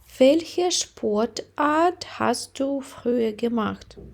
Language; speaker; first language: German; non-native, fluent; Ukrainian